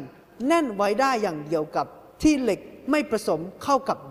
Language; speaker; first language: Thai; native; Thai